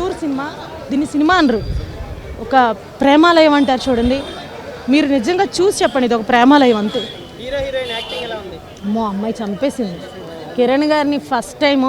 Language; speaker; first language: Telugu; native; Telugu